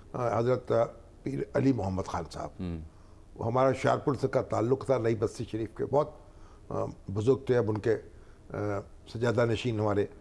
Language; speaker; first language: Urdu; native; Urdu